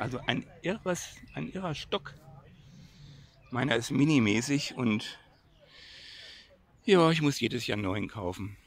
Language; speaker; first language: German; native; German